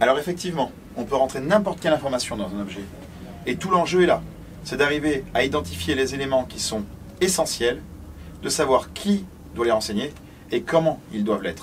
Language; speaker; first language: French; native; French